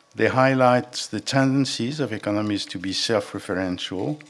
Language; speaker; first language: English; non-native, fluent; French